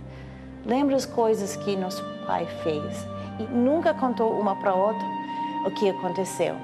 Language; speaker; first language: Portuguese; non-native, learner; English